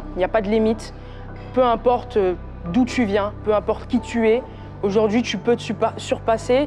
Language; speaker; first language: French; native; French